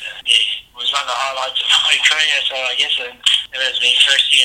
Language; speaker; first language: English; native; English